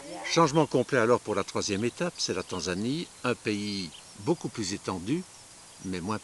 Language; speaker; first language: French; native; French